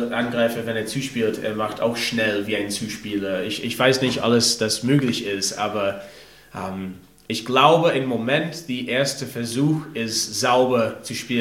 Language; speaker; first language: German; non-native, fluent; English